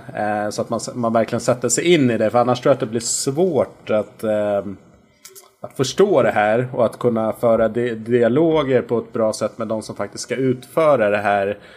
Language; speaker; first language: Swedish; native; Swedish